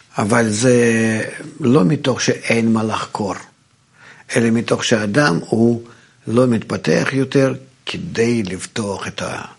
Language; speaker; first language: Hebrew; non-native, fluent; Russian